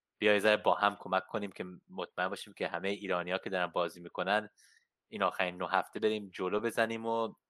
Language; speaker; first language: Persian; early bilingual, heritage; Persian